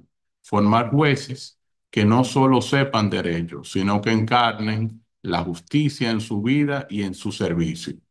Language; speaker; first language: Spanish; native; Spanish